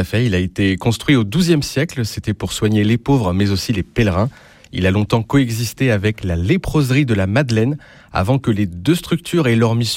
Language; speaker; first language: French; native; French